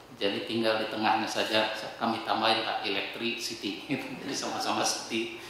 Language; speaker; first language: Indonesian; native; Indonesian